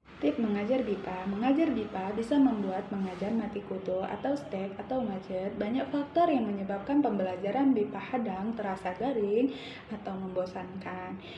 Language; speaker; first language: Indonesian; native; Indonesian